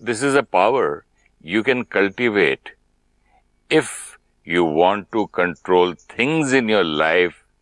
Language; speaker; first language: English; non-native, local second language; Hindi